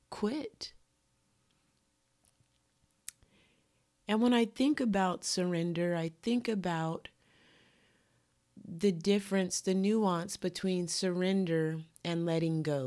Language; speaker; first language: English; native; English